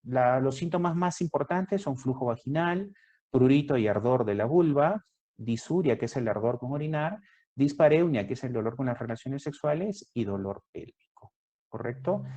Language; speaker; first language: Spanish; native; Spanish